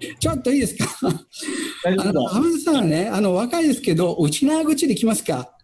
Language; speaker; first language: Japanese; non-native, fluent; Italian